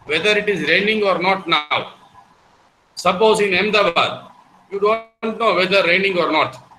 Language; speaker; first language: English; non-native, local second language; Gujarati